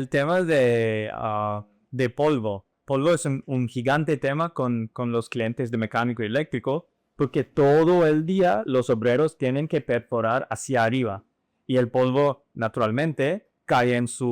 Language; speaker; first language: Spanish; non-native, fluent; English